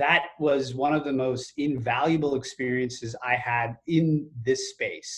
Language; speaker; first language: English; native; English